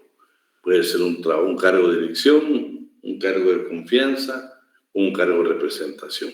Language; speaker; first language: Spanish; native; Spanish